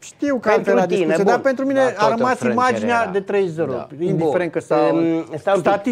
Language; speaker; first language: Romanian; native; Romanian